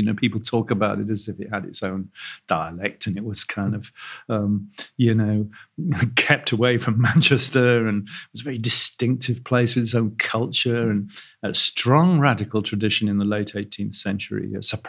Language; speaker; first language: English; native; English